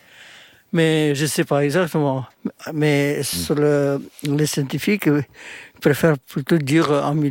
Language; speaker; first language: French; non-native, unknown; Indonesian